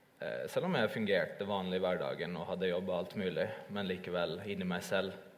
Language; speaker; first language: Norwegian; early bilingual, other home language; Estonian